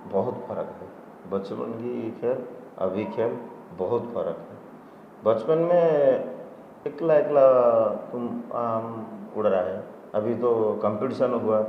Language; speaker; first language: Hindi; non-native, local second language; Odia